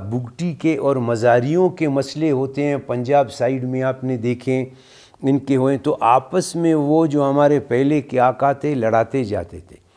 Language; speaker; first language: Urdu; non-native, local second language; Brahui